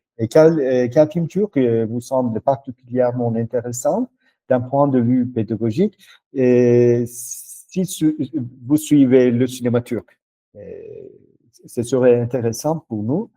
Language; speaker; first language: French; non-native, learner; Turkish